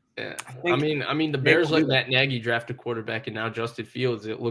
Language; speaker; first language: English; native; English